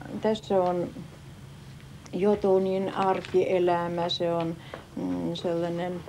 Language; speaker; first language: Finnish; early bilingual, heritage; Finnish